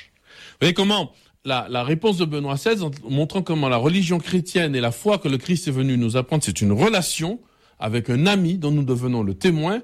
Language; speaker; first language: French; native; French